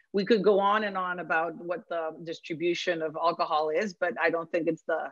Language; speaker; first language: English; non-native, fluent; Spanish